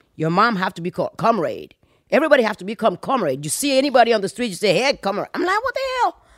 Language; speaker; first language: English; non-native, fluent; Fon